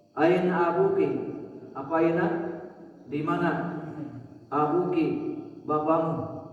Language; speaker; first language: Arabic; non-native, fluent; Indonesian